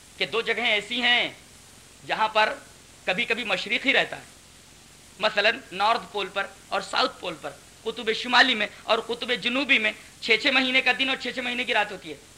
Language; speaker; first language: Urdu; native; Urdu